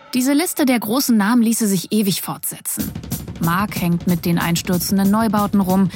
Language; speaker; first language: German; native; German